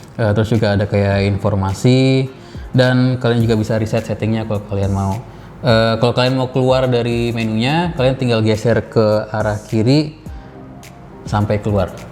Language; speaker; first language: Indonesian; native; Indonesian